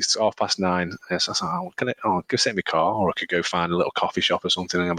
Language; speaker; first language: English; native; English